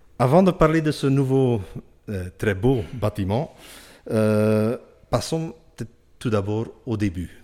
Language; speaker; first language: French; non-native, local second language; Dutch